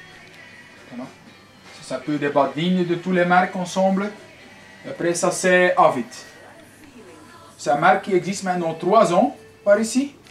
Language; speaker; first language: French; non-native, local second language; Dutch